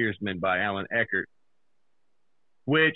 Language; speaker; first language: English; native; English